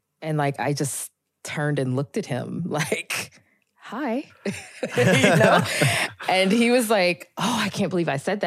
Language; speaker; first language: English; native; English